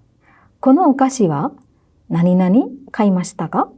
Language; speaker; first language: Japanese; non-native, fluent; Sinhala